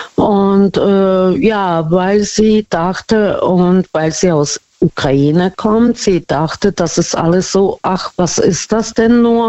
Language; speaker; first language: German; non-native, fluent; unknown